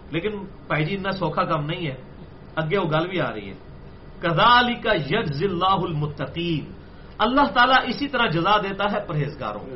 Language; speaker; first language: Urdu; non-native, local second language; Punjabi